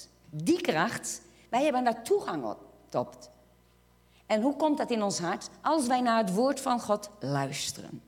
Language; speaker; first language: Dutch; non-native, fluent; Portuguese